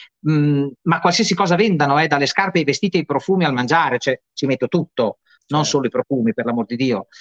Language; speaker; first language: Italian; native; Italian